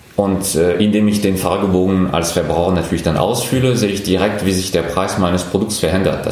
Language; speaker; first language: German; non-native, fluent; French